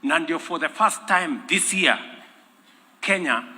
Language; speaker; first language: English; non-native, local second language; Kalenjin